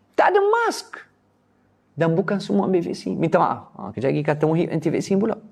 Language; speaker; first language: Malay; non-native, fluent; Arabic